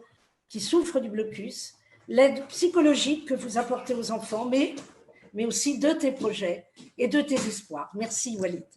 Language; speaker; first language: French; native; French